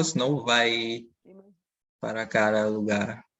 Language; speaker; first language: Portuguese; non-native, fluent; Dutch